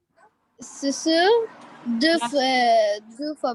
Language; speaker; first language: French; non-native, learner; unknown